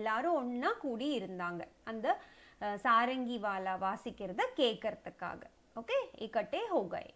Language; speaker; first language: Tamil; native; Tamil